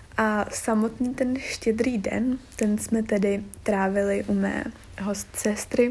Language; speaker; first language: Czech; native; Czech